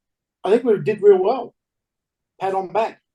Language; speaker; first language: English; native; English